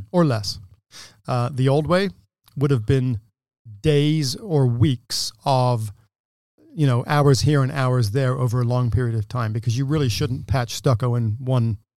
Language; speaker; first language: English; native; English